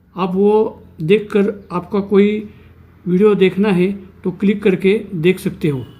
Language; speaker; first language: Hindi; non-native, local second language; Marathi